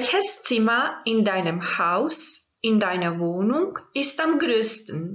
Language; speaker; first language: German; non-native, fluent; Croatian